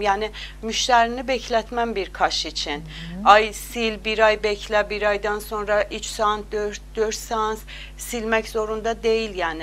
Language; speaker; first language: Turkish; non-native, learner; Azerbaijani